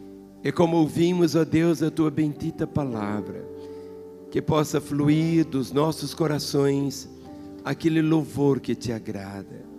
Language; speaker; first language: Portuguese; native; Portuguese